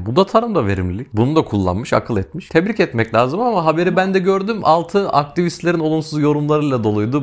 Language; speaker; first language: Turkish; native; Turkish